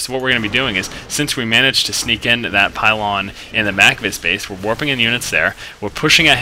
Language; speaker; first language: English; native; English